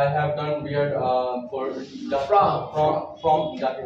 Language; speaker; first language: English; non-native, learner; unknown